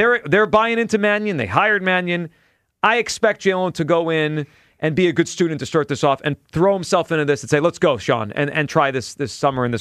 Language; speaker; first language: English; native; English